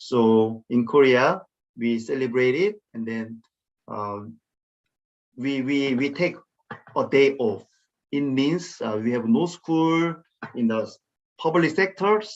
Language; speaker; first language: English; non-native, fluent; Korean